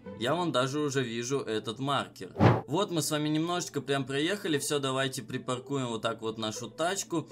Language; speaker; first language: Russian; native; Russian